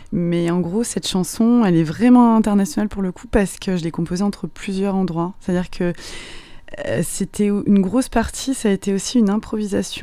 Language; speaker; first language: French; native; French